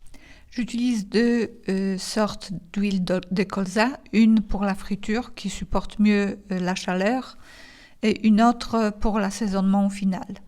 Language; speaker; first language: French; non-native, fluent; Polish